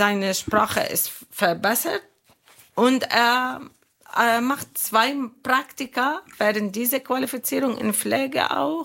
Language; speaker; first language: German; non-native, learner; Arabic